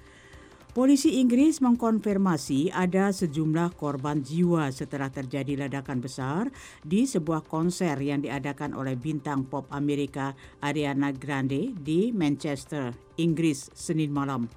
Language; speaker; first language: Indonesian; native; Indonesian